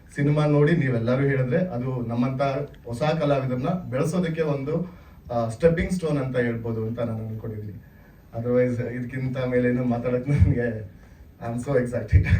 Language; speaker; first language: Kannada; native; Kannada